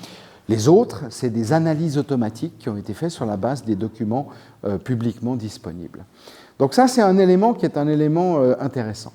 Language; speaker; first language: French; native; French